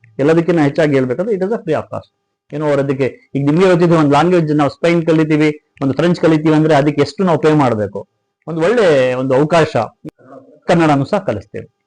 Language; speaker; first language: Kannada; non-native, local second language; Urdu